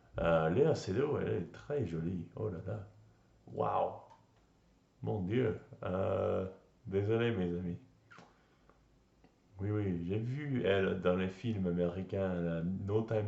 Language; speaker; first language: French; non-native, learner; English